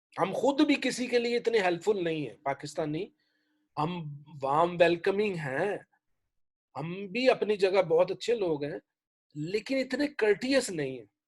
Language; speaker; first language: Urdu; native; Urdu